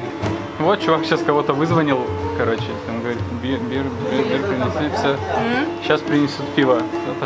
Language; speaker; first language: Russian; native; Russian